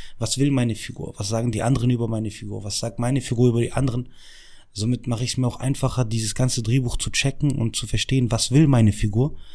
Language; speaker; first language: German; early bilingual, other home language; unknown